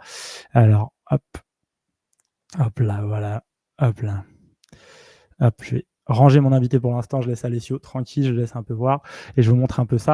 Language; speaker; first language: French; native; French